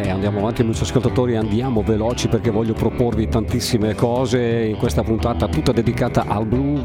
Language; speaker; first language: Italian; native; Italian